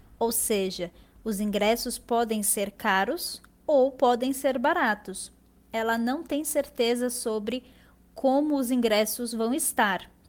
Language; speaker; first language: Portuguese; native; Portuguese